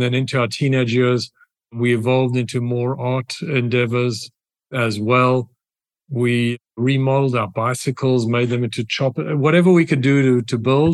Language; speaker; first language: English; native; English